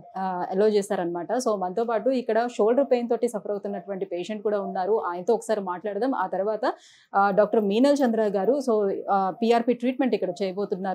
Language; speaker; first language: Telugu; native; Telugu